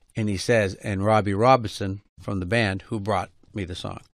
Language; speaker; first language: English; native; English